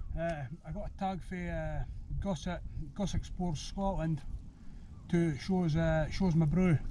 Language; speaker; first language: English; native; English